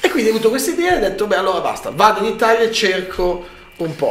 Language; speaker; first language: Italian; native; Italian